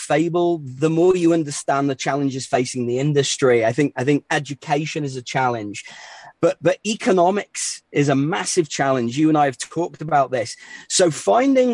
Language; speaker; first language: English; native; English